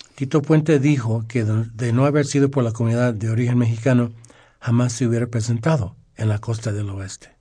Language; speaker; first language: Spanish; early bilingual, heritage; Spanish